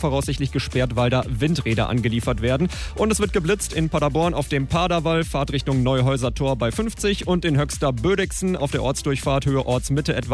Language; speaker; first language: German; native; German